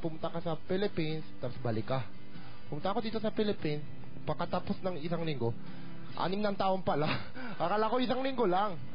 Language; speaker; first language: Filipino; non-native, learner; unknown